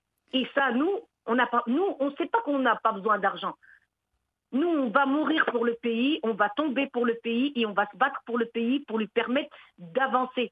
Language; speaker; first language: French; early bilingual, other home language; Arabic